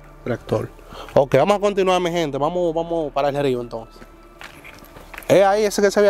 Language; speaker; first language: Spanish; native; Spanish